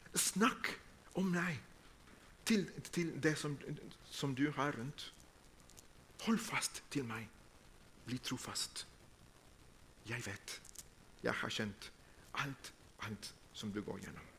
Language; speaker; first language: Norwegian; non-native, fluent; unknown